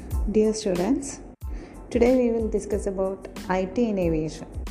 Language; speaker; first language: English; non-native, local second language; Malayalam